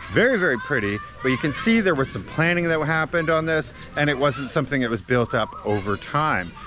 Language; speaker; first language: English; native; English